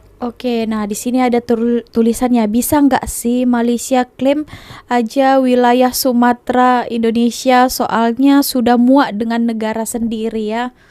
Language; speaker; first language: Indonesian; native; Indonesian